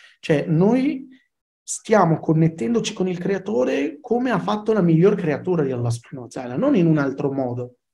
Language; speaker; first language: Italian; early bilingual, other home language; Arabic